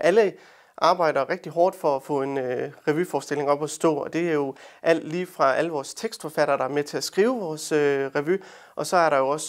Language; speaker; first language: Danish; native; Danish